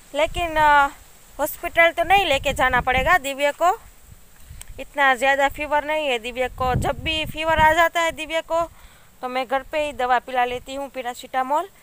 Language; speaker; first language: Hindi; non-native, local second language; Gujarati